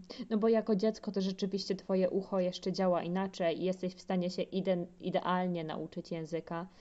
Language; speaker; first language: Polish; native; Polish